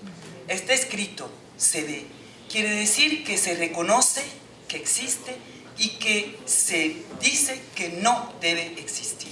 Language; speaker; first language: Spanish; non-native, fluent; French